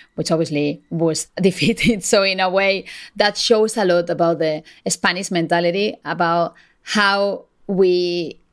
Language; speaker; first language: English; non-native, fluent; Spanish